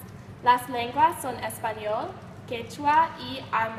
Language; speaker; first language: Spanish; non-native, learner; English